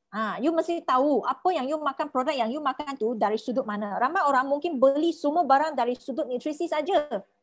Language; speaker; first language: Malay; non-native, local second language; Chinese